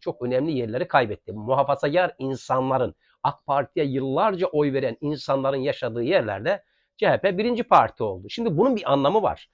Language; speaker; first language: Turkish; native; Turkish